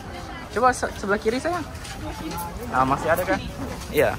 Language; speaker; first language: Indonesian; native; Indonesian